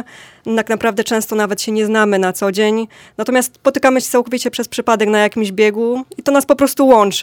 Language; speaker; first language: Polish; native; Polish